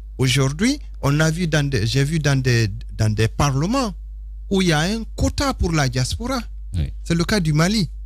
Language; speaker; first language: French; non-native, local second language; Fula